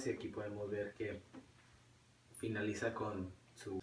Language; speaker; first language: Spanish; early bilingual, heritage; Spanish